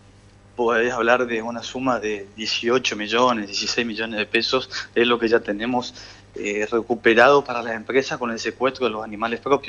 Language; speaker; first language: Spanish; native; Spanish